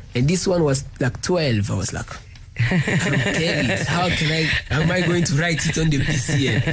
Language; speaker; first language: English; non-native, learner; Lingala